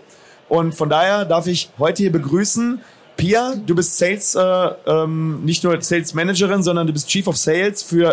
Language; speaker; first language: German; native; German